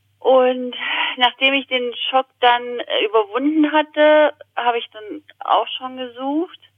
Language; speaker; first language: German; early bilingual, other home language; Italian